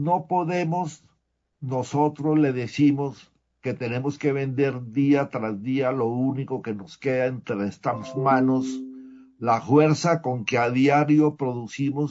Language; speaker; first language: Spanish; native; Spanish